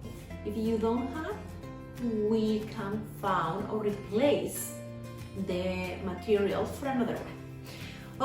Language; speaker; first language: English; non-native, learner; Spanish